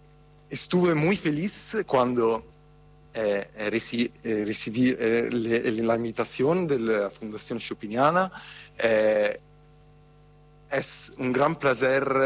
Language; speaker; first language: Spanish; non-native, fluent; Italian